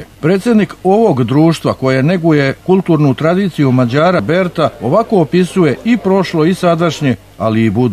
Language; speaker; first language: Serbian; native; Serbian